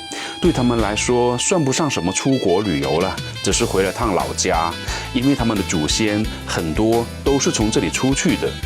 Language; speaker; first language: Chinese; native; Chinese